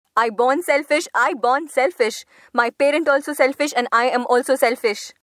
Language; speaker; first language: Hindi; non-native, local second language; Bangla